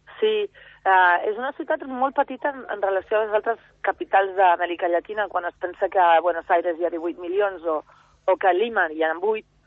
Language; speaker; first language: Catalan; early bilingual, other home language; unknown